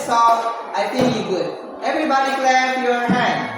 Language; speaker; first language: English; non-native, learner; Indonesian